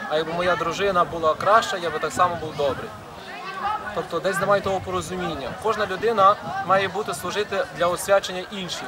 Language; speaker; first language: Ukrainian; native; Ukrainian